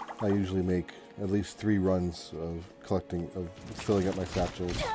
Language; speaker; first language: English; native; English